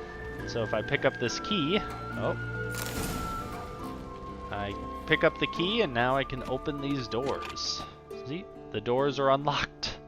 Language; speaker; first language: English; native; English